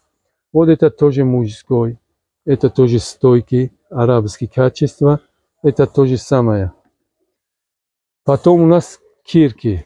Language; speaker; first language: Russian; non-native, learner; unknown